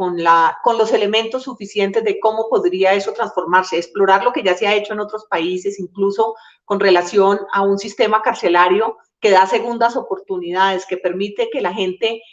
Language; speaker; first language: Spanish; native; Spanish